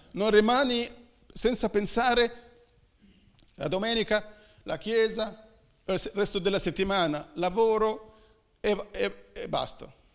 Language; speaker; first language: Italian; non-native, fluent; Arabic